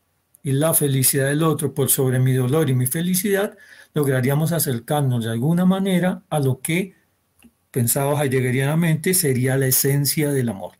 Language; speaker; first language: Spanish; native; Spanish